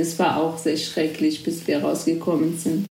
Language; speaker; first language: German; non-native, fluent; Kurdish